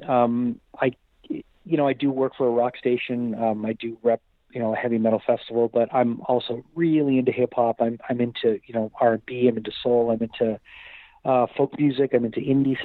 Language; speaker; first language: English; native; English